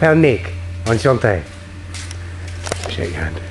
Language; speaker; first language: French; non-native, learner; English